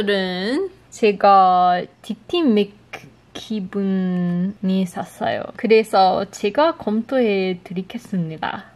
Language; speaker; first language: Korean; non-native, learner; English